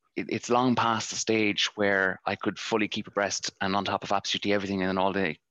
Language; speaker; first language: English; native; English